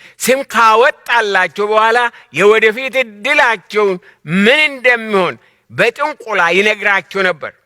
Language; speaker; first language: Amharic; non-native, local second language; Oromo